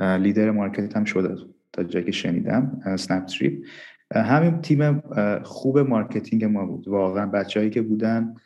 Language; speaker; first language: Persian; non-native, local second language; Armenian